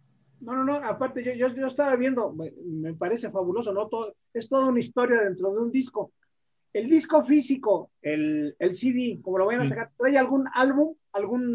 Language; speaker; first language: Spanish; native; Spanish